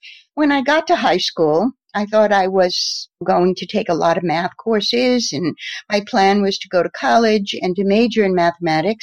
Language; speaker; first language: English; native; English